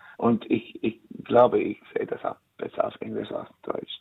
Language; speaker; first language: German; non-native, learner; English